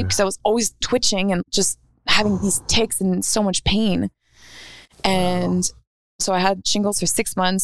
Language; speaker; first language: English; native; English